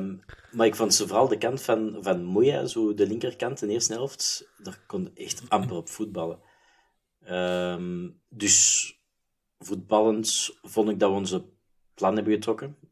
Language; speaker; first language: Dutch; native; Dutch